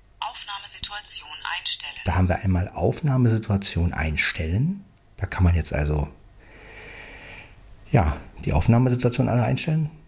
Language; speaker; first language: German; native; German